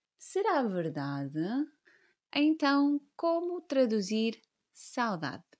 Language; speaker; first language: Portuguese; native; Portuguese